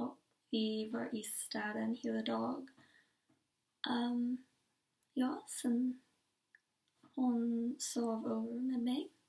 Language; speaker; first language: Swedish; non-native, learner; English